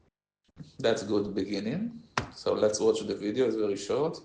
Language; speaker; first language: English; non-native, learner; Hebrew